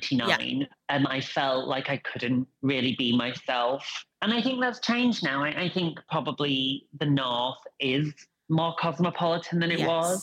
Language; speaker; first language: English; native; English